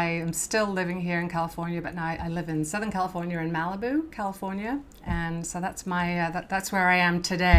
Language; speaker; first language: English; native; English